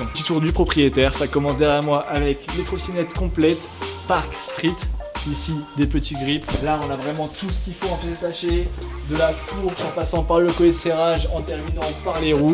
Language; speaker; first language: French; native; French